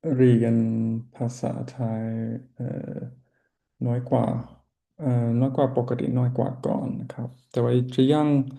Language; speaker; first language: Thai; non-native, learner; English